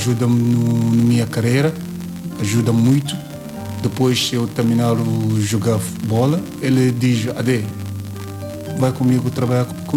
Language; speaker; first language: Portuguese; non-native, learner; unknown